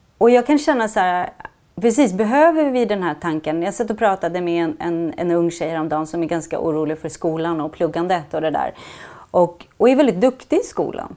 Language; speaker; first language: Swedish; native; Swedish